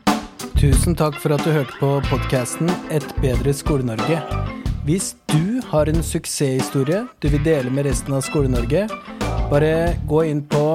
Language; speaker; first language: Norwegian; native; Norwegian